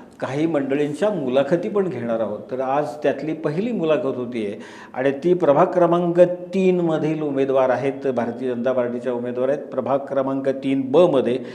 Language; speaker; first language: Marathi; native; Marathi